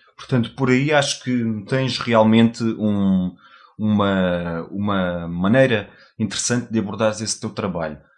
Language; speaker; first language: Portuguese; native; Portuguese